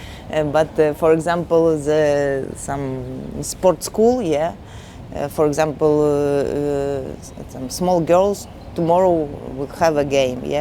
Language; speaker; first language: English; non-native, learner; Ukrainian